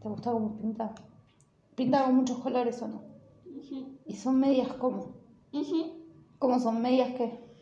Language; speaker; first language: Spanish; native; Spanish